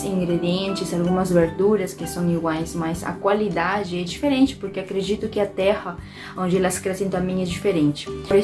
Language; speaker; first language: Portuguese; non-native, fluent; Spanish